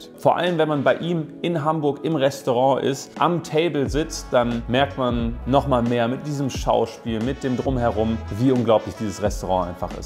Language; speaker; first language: German; native; German